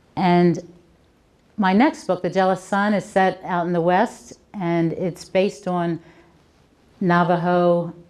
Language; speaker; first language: English; native; English